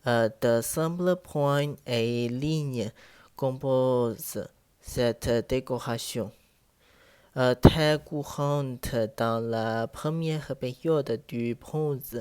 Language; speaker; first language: French; non-native, learner; Chinese